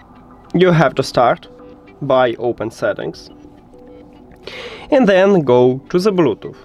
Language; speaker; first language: English; non-native, fluent; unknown